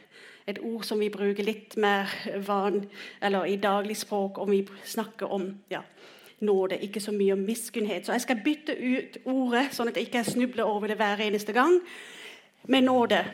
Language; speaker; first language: Norwegian; non-native, fluent; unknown